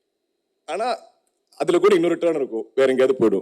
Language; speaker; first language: Tamil; non-native, local second language; Malayalam